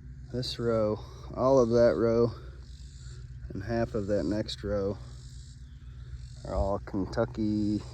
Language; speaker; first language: English; native; English